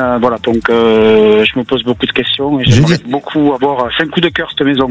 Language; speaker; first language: French; native; French